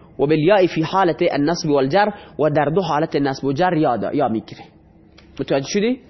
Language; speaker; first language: Persian; non-native, local second language; Baluchi